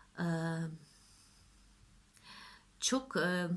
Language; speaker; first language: Turkish; non-native, learner; Russian